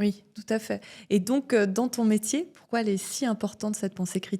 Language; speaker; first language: French; native; French